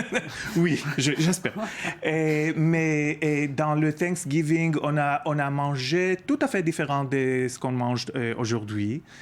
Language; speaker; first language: French; non-native, learner; Hebrew